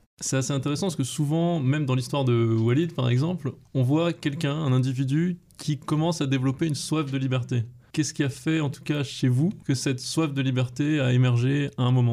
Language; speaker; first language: French; native; French